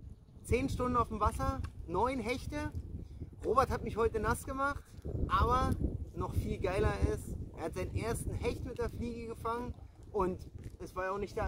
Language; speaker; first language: German; native; German